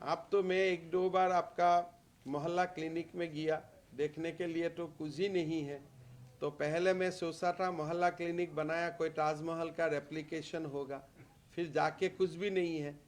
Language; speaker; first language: Hindi; non-native, local second language; Assamese